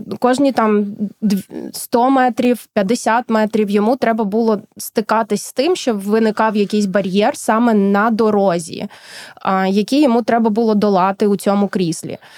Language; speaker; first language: Ukrainian; early bilingual, heritage; Ukrainian